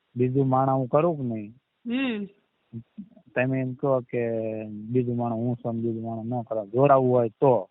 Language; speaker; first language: Gujarati; native; Gujarati